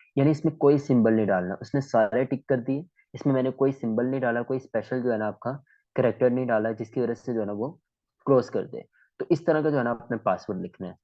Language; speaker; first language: Urdu; non-native, local second language; Punjabi